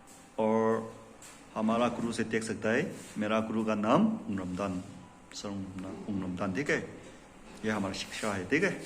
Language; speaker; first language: Hindi; non-native, local second language; Tangkhul Naga (India)